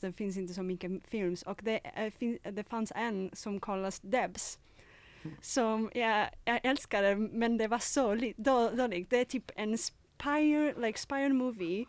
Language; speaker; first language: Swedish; non-native, fluent; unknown